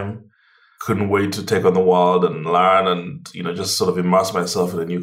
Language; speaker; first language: English; non-native, local second language; Ganda